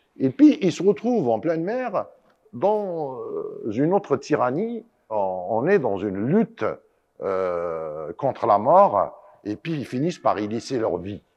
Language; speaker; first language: French; non-native, local second language; Arabic